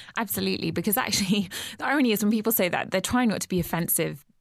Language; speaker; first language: English; native; English